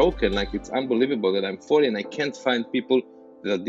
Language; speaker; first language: English; non-native, fluent; Hebrew